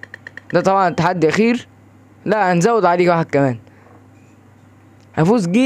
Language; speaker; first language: Arabic; native; Arabic